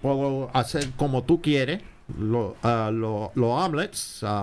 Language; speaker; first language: Spanish; early bilingual, other home language; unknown